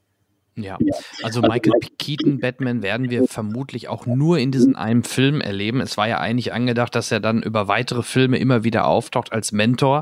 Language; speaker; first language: German; native; German